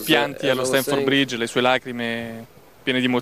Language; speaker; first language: Italian; native; Italian